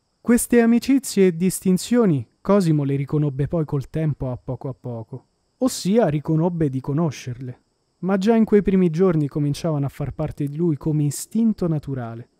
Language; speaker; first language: Italian; native; Italian